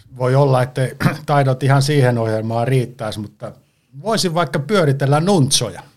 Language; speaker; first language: Finnish; native; Finnish